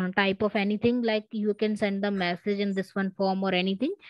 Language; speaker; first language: English; non-native, local second language; Hindi